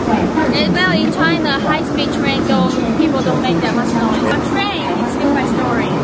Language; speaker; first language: English; non-native, fluent; Chinese